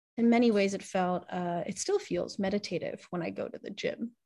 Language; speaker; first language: English; native; English